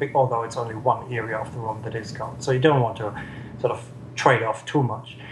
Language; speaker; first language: English; non-native, fluent; German